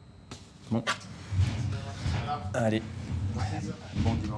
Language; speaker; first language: French; native; French